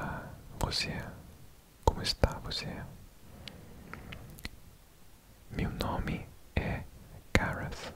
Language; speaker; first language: Portuguese; non-native, learner; English